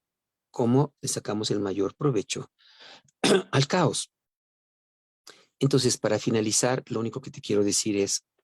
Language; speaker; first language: Spanish; native; Spanish